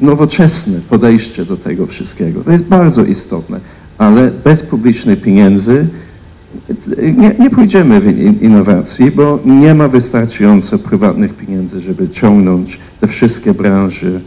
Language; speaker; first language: Polish; non-native, fluent; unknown